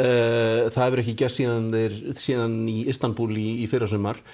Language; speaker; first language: Icelandic; native; Icelandic